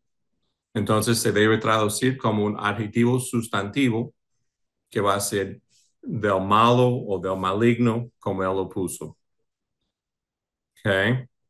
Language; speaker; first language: Spanish; non-native, fluent; English